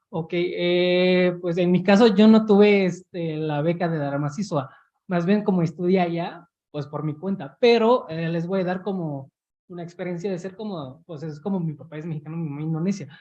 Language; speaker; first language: Spanish; early bilingual, heritage; Spanish